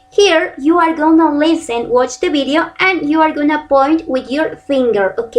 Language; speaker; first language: English; non-native, learner; Spanish